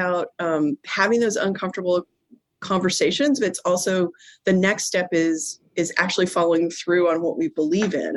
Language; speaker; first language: English; native; English